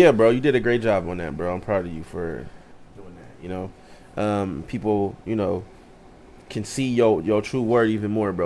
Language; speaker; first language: English; native; English